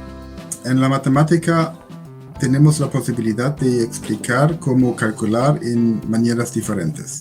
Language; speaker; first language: Spanish; non-native, learner; German